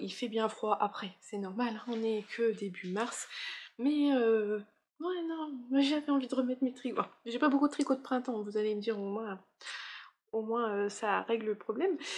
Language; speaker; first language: French; native; French